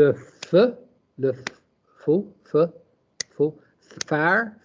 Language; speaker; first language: French; non-native, learner; English